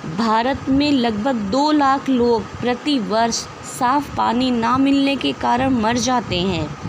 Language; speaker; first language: Hindi; native; Hindi